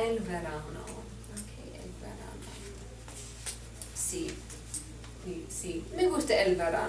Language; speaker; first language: Spanish; non-native, learner; English